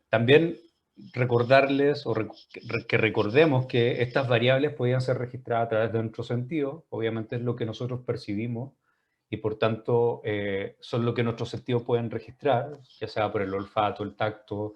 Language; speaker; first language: Spanish; native; Spanish